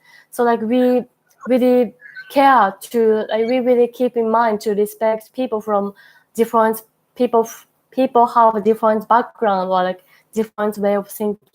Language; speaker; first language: English; non-native, learner; Japanese